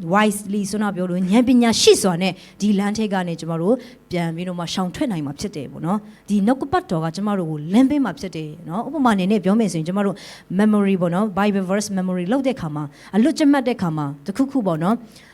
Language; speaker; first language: Burmese; non-native, local second language; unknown